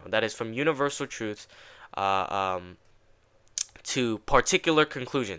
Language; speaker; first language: English; native; English